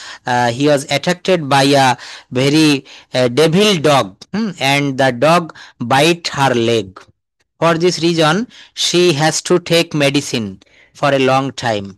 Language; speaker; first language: English; non-native, fluent; Bangla